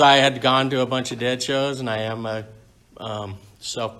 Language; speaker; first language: English; native; English